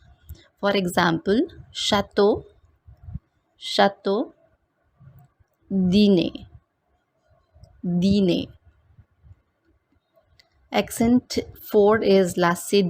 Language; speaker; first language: French; non-native, fluent; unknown